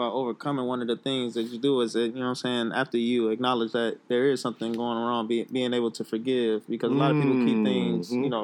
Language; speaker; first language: English; native; English